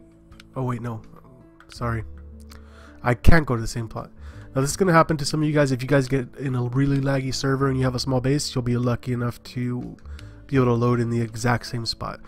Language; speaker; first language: English; native; English